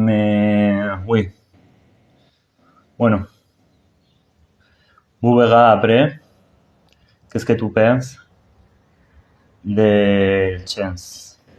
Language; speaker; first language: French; non-native, learner; Spanish